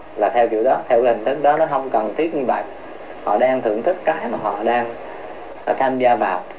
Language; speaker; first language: Vietnamese; early bilingual, heritage; Vietnamese